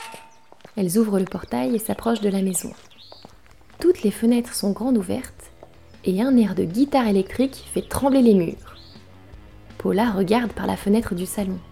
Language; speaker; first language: French; native; French